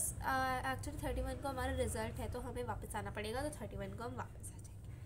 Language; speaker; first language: Hindi; native; Hindi